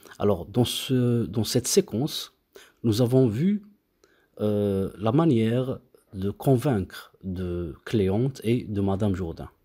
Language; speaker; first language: French; non-native, local second language; Arabic